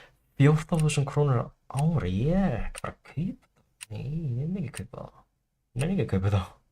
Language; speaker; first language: Icelandic; non-native, learner; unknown